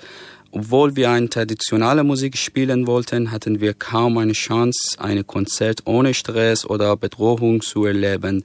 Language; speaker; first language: German; non-native, fluent; Persian